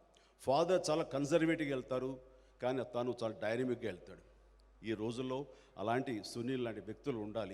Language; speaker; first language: Telugu; native; Telugu